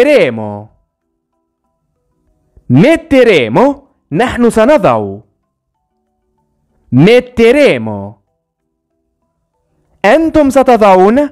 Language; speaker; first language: Italian; non-native, fluent; Arabic